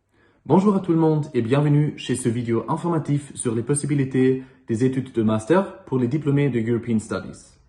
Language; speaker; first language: French; non-native, learner; Dutch